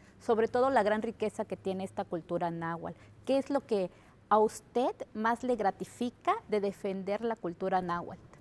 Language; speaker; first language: Spanish; native; Spanish